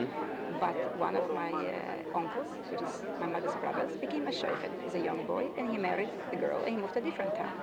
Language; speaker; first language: English; non-native, fluent; Yiddish